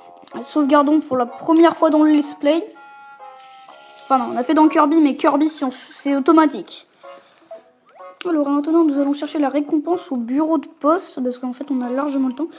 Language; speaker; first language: French; native; French